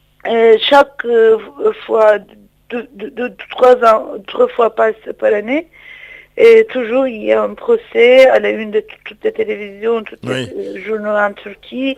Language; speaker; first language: French; non-native, fluent; Turkish